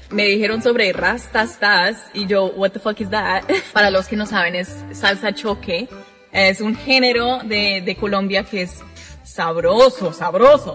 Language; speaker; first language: Spanish; non-native, fluent; English